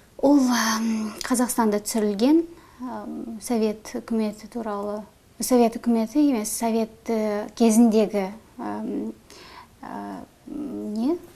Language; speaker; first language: Kazakh; native; Kazakh